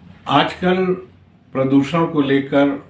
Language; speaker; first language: Hindi; native; Hindi